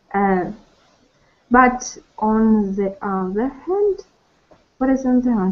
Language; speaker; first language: English; non-native, learner; Russian